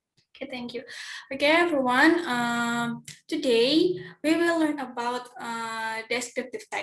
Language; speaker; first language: English; non-native, learner; Indonesian